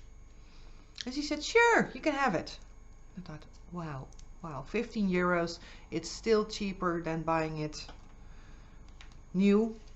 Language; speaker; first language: English; non-native, fluent; Dutch